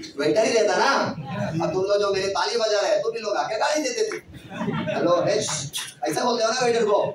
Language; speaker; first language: Hindi; non-native, local second language; Kannada